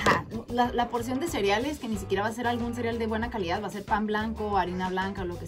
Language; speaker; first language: Spanish; native; Spanish